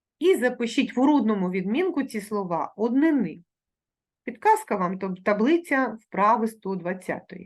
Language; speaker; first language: Ukrainian; native; Ukrainian